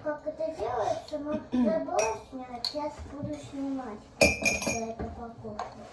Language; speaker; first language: Russian; early bilingual, other home language; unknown